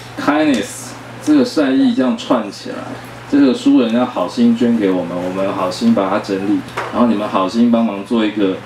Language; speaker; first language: Chinese; native; Chinese